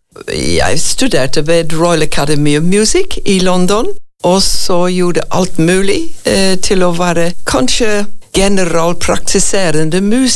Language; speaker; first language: Norwegian; non-native, fluent; English